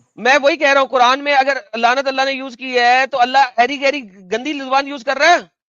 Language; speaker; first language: Urdu; non-native, local second language; Punjabi